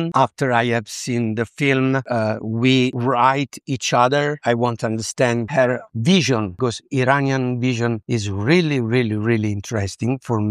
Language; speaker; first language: English; non-native, learner; Italian